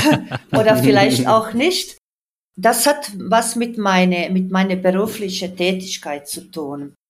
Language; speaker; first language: German; non-native, fluent; Croatian